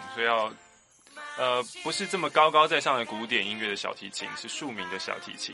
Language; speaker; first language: Chinese; native; Chinese